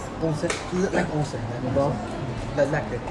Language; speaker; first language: English; non-native, learner; Chinese